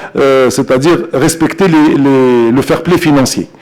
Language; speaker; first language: French; non-native, local second language; Arabic